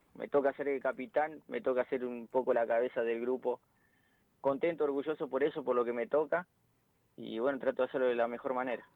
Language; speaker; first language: Spanish; native; Spanish